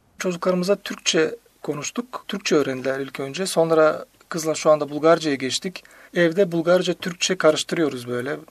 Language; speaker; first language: Turkish; native; Turkish